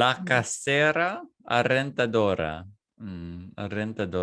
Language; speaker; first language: Spanish; non-native, fluent; English